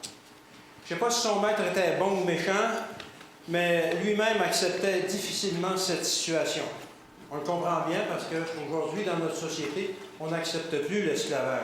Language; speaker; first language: French; native; French